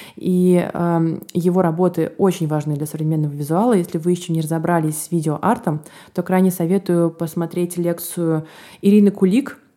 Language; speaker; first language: Russian; native; Russian